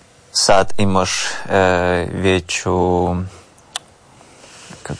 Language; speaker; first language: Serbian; non-native, learner; Russian